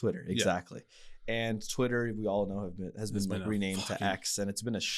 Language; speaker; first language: English; native; English